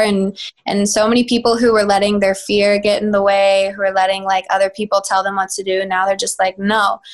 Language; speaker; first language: English; native; English